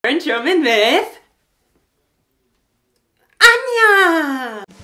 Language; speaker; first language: English; non-native, fluent; German